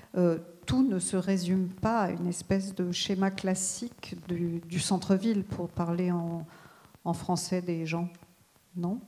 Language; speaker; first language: French; native; French